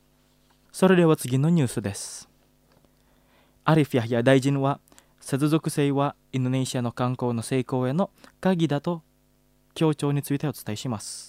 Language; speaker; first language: Japanese; non-native, fluent; Indonesian